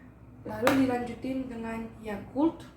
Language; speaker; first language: Indonesian; native; Indonesian